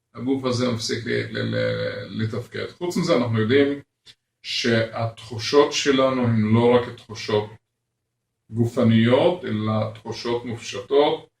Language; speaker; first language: Hebrew; non-native, local second language; Arabic